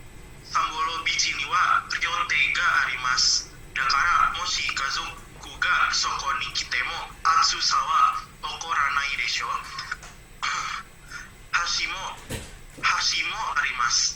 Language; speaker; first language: Japanese; non-native, learner; Indonesian